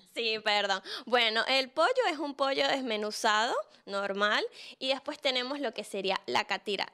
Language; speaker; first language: Spanish; native; Spanish